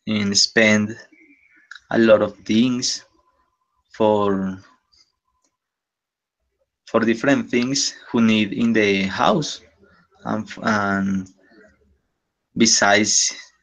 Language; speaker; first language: English; non-native, learner; Spanish